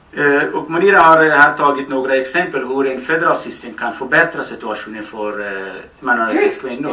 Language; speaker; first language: Swedish; non-native, fluent; Baluchi